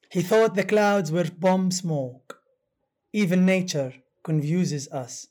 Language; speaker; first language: English; non-native, fluent; Arabic